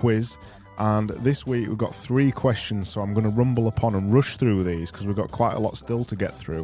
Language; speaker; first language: English; native; English